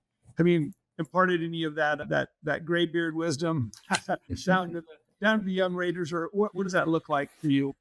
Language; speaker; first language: English; native; English